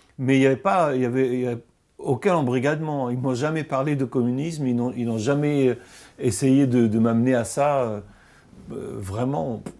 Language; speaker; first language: French; non-native, local second language; Arabic